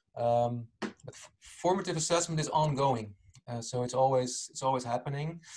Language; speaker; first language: English; non-native, fluent; Dutch